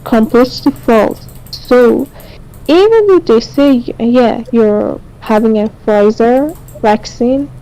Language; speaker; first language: English; non-native, fluent; Persian